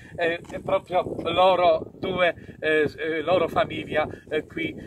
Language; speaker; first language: Italian; non-native, fluent; Polish